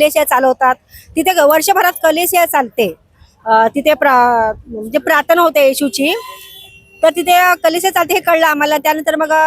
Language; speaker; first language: Marathi; native; Marathi